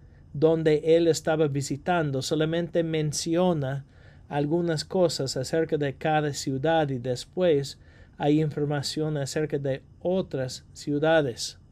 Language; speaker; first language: Spanish; non-native, fluent; English